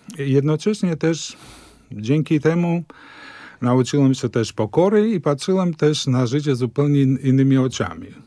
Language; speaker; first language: Polish; early bilingual, heritage; Polish